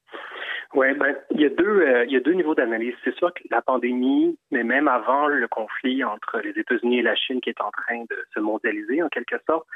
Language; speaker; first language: French; native; French